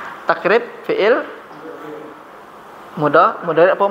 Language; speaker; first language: Arabic; non-native, fluent; Indonesian